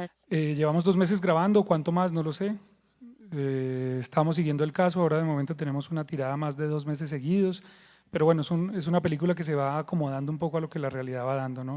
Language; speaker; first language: Spanish; native; Spanish